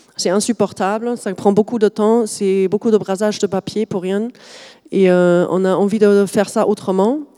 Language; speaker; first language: French; non-native, fluent; German